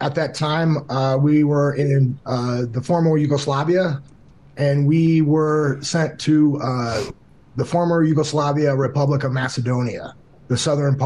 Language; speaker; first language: English; native; English